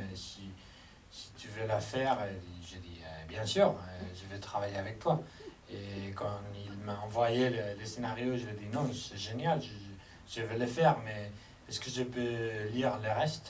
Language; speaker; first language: French; non-native, fluent; Spanish